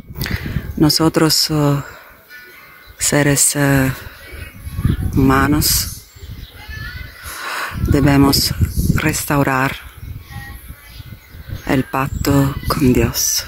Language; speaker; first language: Spanish; non-native, learner; Italian